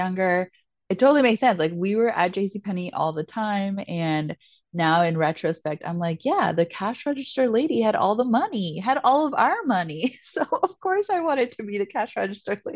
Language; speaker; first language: English; native; English